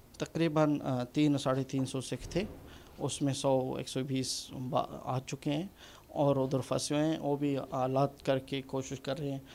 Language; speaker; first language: Urdu; non-native, fluent; Punjabi